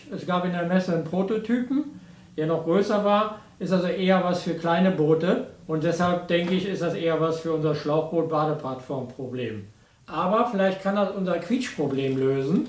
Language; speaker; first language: German; native; German